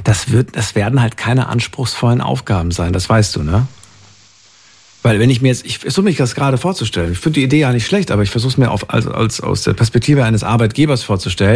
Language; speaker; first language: German; native; German